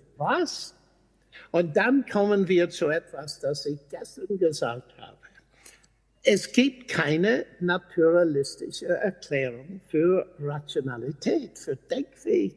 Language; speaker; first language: German; non-native, fluent; English